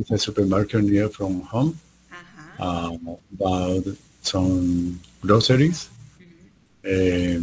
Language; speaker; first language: English; non-native, learner; Spanish